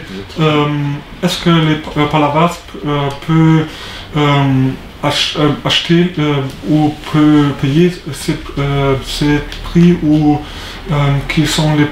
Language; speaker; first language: French; non-native, learner; German